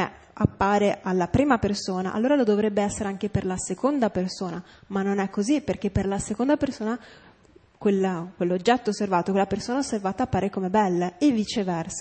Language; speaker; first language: Italian; native; Italian